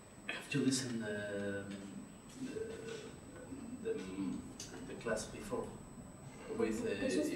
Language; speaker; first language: English; non-native, learner; Spanish